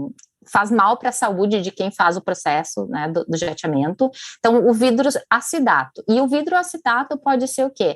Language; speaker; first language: Portuguese; native; Portuguese